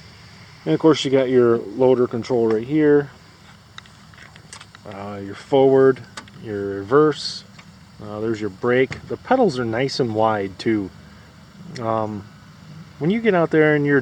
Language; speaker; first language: English; native; English